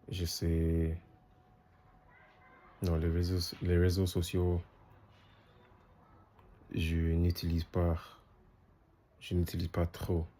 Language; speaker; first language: French; non-native, learner; English